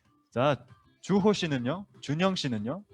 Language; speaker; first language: Korean; non-native, fluent; Mongolian